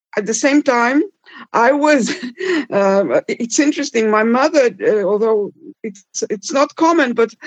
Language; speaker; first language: English; non-native, fluent; German